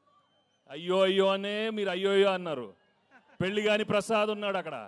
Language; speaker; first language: Telugu; native; Telugu